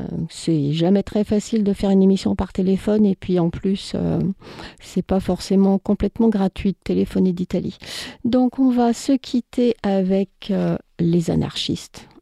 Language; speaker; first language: French; native; French